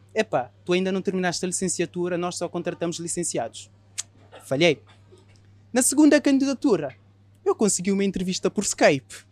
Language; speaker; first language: Portuguese; non-native, local second language; Kabuverdianu